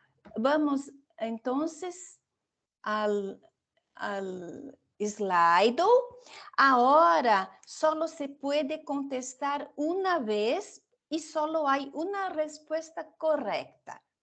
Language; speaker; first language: Spanish; non-native, fluent; Portuguese